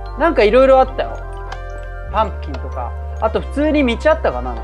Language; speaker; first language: Japanese; native; Japanese